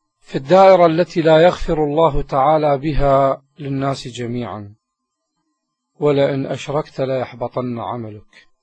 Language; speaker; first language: Arabic; native; Arabic